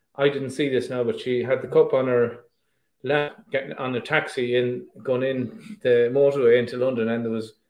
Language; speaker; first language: English; native; English